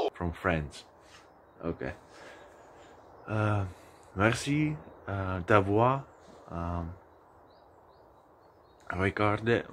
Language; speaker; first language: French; non-native, learner; Finnish